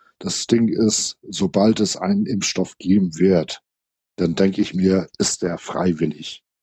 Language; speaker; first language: German; native; German